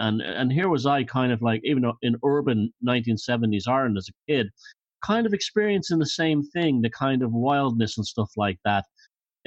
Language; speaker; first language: English; native; English